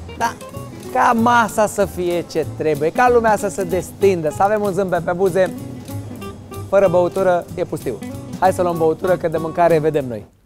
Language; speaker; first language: Romanian; native; Romanian